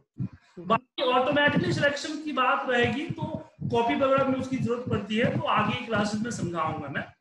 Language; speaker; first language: Hindi; native; Hindi